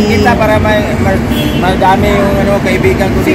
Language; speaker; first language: Filipino; non-native, local second language; Cebuano